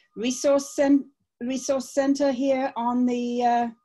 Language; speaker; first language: English; native; English